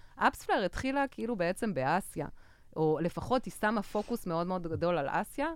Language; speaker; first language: Hebrew; non-native, fluent; French